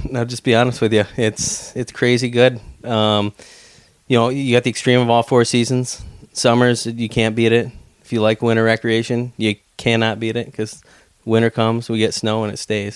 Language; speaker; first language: English; native; English